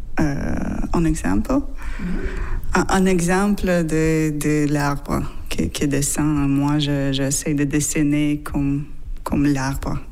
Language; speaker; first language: French; non-native, learner; Russian